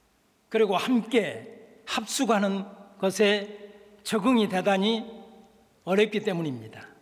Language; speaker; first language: Korean; native; Korean